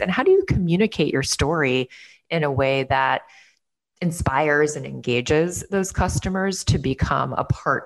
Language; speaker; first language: English; native; English